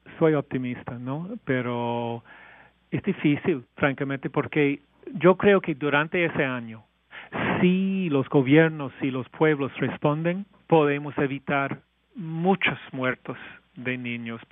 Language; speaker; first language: Spanish; non-native, fluent; English